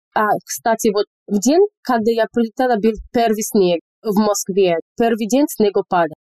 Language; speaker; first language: Russian; non-native, fluent; English